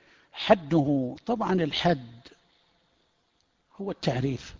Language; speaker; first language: Arabic; native; Arabic